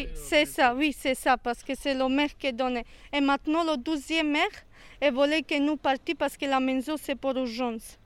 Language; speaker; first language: French; non-native, learner; Serbian